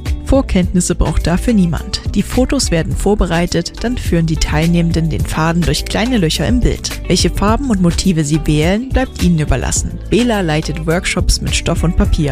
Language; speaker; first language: German; native; German